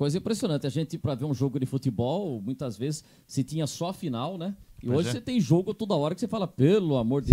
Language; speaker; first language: Portuguese; native; Portuguese